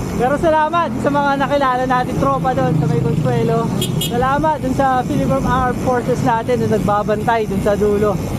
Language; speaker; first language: Filipino; non-native, local second language; Pampanga